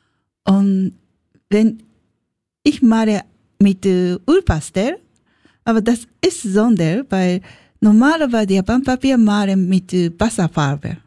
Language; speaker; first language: German; non-native, learner; Japanese